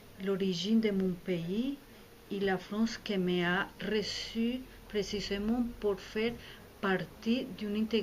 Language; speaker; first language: French; non-native, fluent; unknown